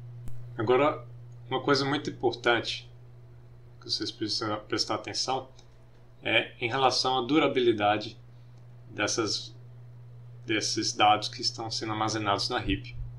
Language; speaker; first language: Portuguese; native; Portuguese